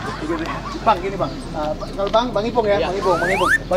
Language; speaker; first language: Indonesian; native; Indonesian